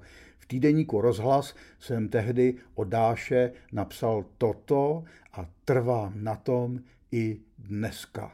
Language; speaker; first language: Czech; native; Czech